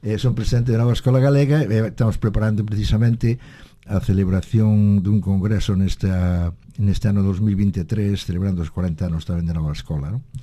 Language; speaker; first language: Galician; native; Galician